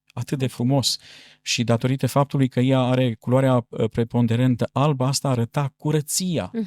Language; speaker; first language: Romanian; native; Romanian